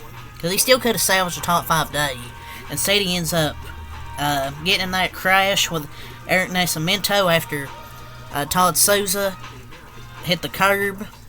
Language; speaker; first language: English; native; English